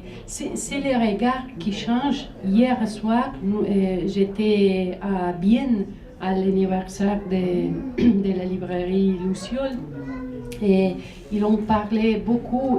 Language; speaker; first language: French; non-native, fluent; Spanish